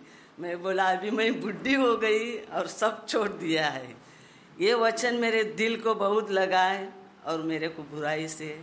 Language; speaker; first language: Hindi; non-native, local second language; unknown